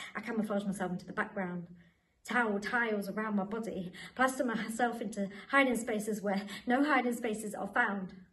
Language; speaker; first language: English; native; English